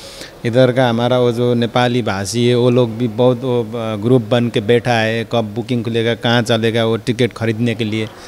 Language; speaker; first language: Hindi; non-native, learner; Nepali